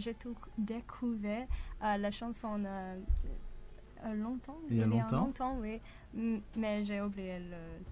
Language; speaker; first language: French; non-native, learner; English